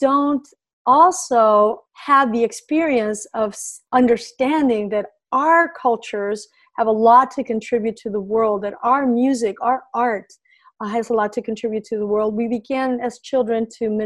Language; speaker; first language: English; early bilingual, other home language; Spanish